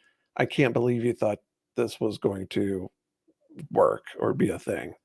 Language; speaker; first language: English; native; English